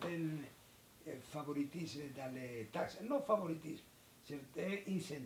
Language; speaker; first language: French; non-native, learner; Spanish